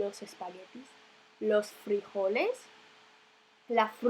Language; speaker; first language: Spanish; non-native, fluent; English